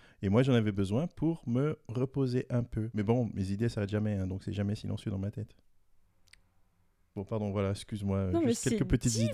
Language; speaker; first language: French; native; French